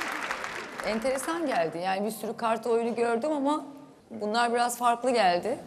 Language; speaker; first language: Turkish; native; Turkish